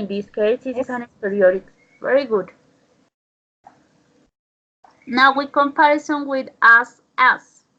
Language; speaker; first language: English; non-native, learner; Spanish